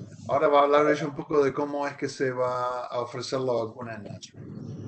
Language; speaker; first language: Spanish; native; Spanish